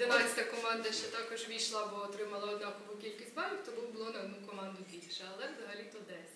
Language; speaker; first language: Ukrainian; native; Ukrainian